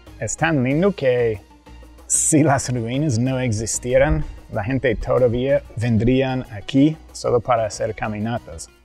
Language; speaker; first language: Spanish; non-native, fluent; English